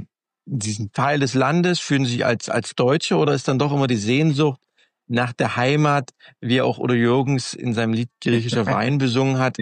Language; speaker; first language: German; native; German